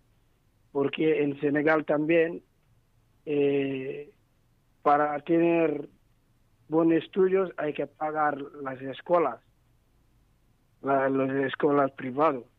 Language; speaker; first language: Spanish; non-native, learner; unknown